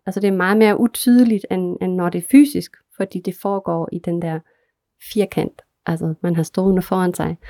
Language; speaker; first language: Danish; non-native, fluent; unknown